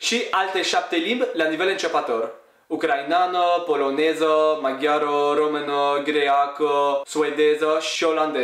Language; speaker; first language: Romanian; non-native, learner; French